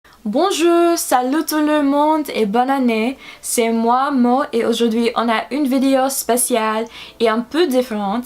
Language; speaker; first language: French; non-native, learner; English